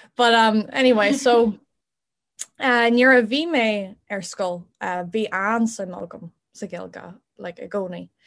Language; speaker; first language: Irish; non-native, local second language; English